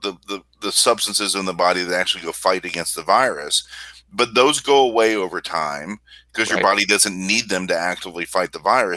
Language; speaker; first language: English; native; English